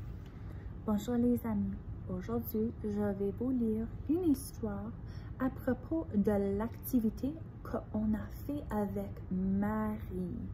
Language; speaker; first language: French; non-native, fluent; English